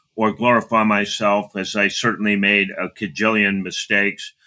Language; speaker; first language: English; native; English